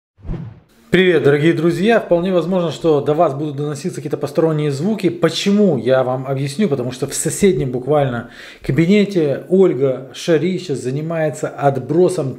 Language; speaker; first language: Russian; native; Russian